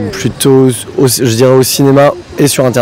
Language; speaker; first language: French; native; French